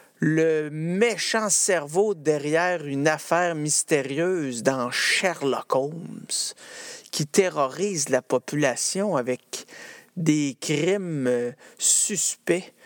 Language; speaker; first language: French; native; French